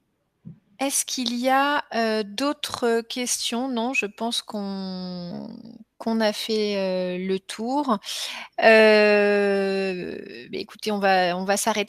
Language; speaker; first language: French; native; French